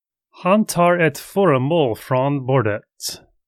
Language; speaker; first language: Swedish; non-native, learner; English